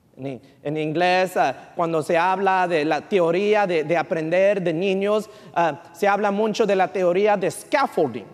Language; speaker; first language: Spanish; early bilingual, heritage; Spanish